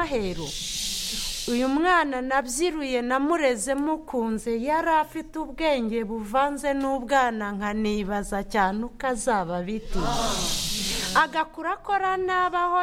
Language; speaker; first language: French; non-native, local second language; Kinyarwanda